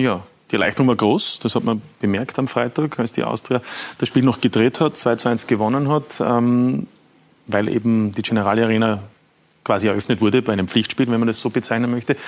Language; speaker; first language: German; native; German